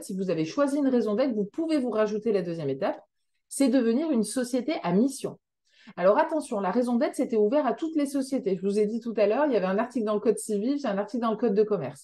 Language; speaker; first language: French; native; French